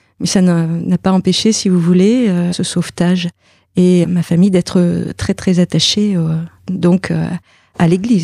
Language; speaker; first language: French; native; French